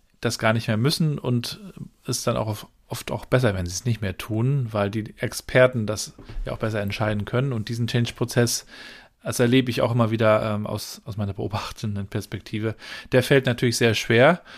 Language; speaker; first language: German; native; German